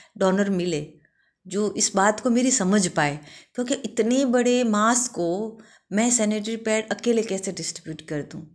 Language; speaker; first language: Hindi; non-native, local second language; Gujarati